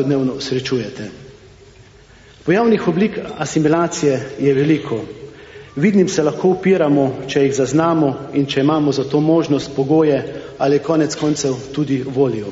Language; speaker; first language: Slovenian; native; Slovenian